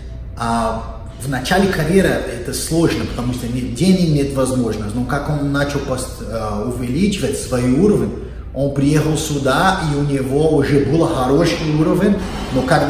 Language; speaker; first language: Russian; non-native, learner; Portuguese